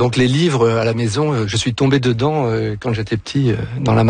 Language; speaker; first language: French; native; French